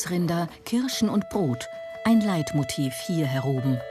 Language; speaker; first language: German; native; German